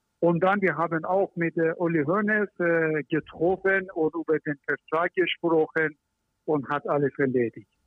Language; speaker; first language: German; non-native, learner; Persian